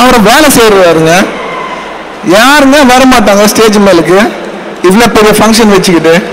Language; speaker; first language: Tamil; non-native, local second language; Telugu